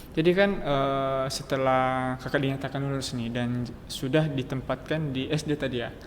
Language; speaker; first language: Indonesian; native; Indonesian